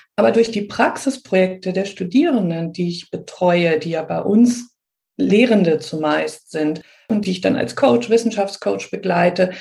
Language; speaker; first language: German; native; German